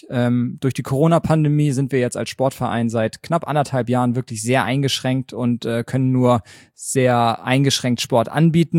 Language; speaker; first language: German; native; German